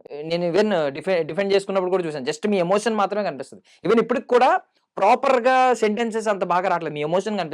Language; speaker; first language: Telugu; native; Telugu